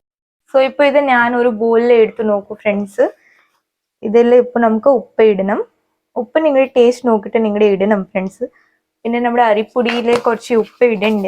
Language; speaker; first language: Malayalam; non-native, fluent; Hindi